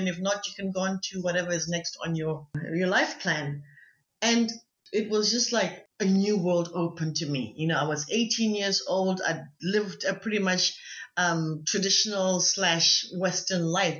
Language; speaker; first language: English; non-native, local second language; Tswana